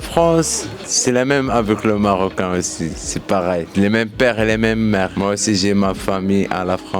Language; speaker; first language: French; non-native, local second language; Arabic